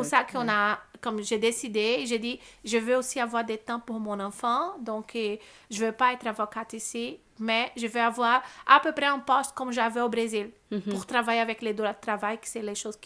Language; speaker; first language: French; non-native, learner; Portuguese